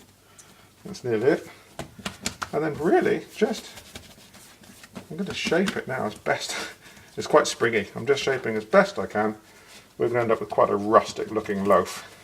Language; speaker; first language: English; native; English